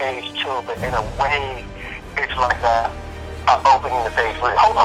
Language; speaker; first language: English; native; English